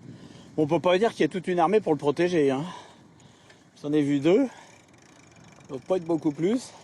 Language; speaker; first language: French; native; French